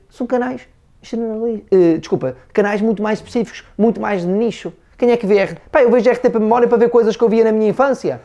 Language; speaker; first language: Portuguese; native; Portuguese